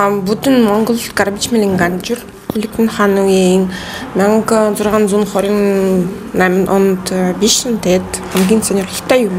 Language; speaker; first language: Mongolian; non-native, fluent; Russian